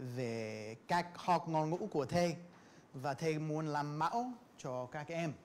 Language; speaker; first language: Vietnamese; non-native, learner; English